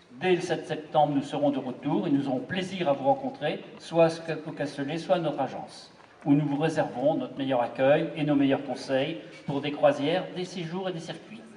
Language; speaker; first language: French; native; French